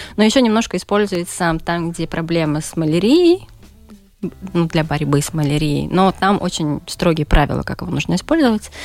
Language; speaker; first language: Russian; native; Russian